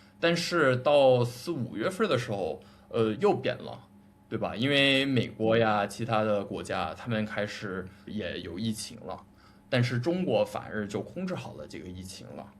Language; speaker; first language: Chinese; non-native, fluent; English